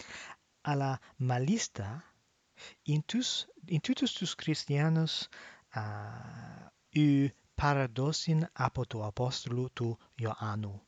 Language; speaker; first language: Greek; non-native, learner; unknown